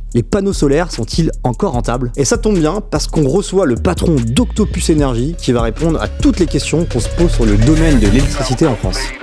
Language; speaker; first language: French; native; French